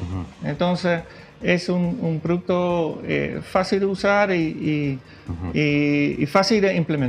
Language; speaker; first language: Spanish; non-native, fluent; Dutch